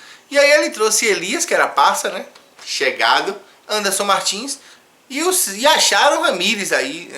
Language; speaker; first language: Portuguese; native; Portuguese